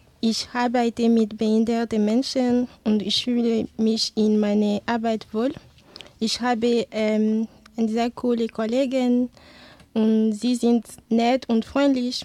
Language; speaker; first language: German; non-native, learner; Ewe